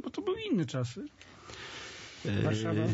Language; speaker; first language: Polish; native; Polish